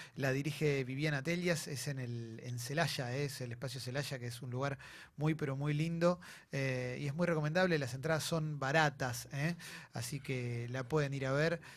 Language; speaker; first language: Spanish; native; Spanish